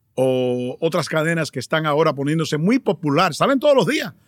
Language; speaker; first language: Spanish; early bilingual, heritage; Spanish